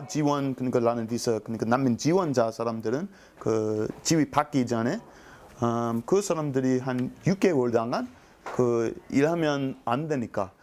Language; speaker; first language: Korean; non-native, learner; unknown